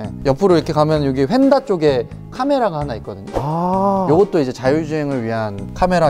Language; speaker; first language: Korean; native; Korean